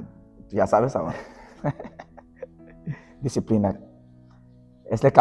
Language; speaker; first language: Spanish; non-native, fluent; Portuguese